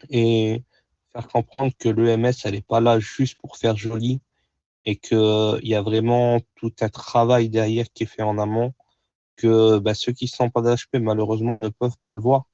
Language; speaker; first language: French; native; French